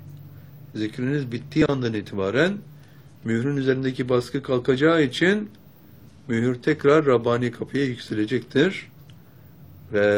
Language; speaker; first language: Turkish; native; Turkish